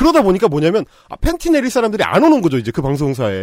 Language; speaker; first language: Korean; native; Korean